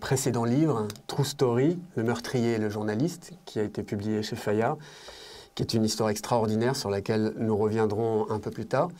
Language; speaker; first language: French; native; French